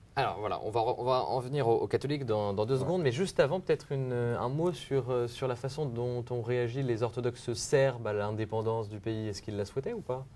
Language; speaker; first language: French; native; French